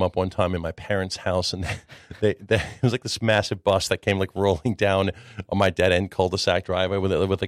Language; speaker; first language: English; early bilingual, other home language; Czech